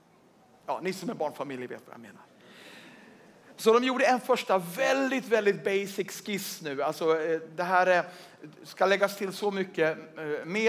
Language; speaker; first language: Swedish; native; Swedish